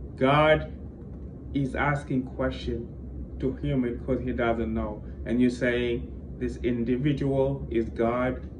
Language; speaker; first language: English; non-native, fluent; Wolof